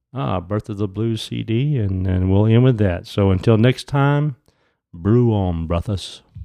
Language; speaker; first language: English; native; English